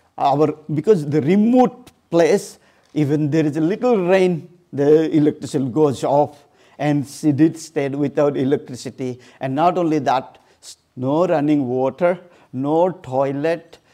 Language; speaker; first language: English; non-native, local second language; Odia